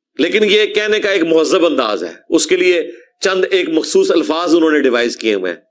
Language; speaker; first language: Urdu; non-native, local second language; Punjabi